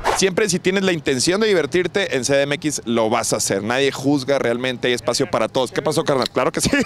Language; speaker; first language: Spanish; native; Spanish